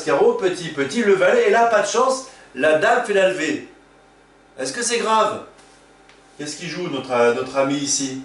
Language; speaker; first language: French; native; French